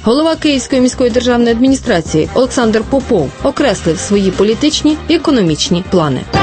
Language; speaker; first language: Ukrainian; native; Ukrainian